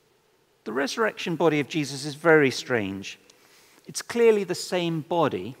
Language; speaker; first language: English; native; English